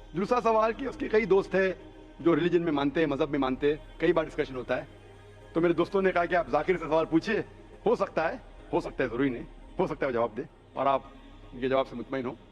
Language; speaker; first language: Hindi; non-native, local second language; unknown